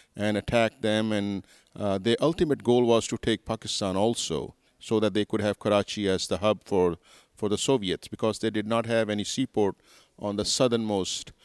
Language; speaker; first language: English; non-native, local second language; Urdu